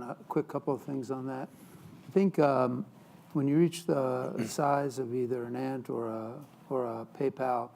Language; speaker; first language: English; native; English